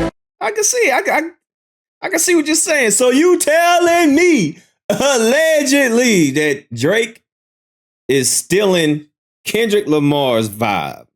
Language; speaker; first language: English; native; English